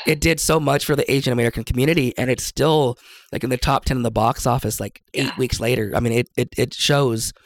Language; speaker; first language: English; native; English